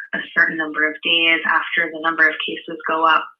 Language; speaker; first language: English; native; English